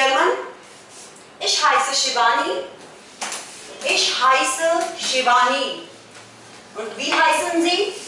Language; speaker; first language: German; non-native, fluent; Hindi